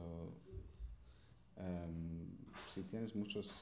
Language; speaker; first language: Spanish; non-native, fluent; English